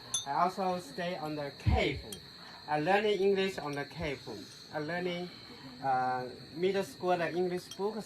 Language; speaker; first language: English; non-native, learner; Chinese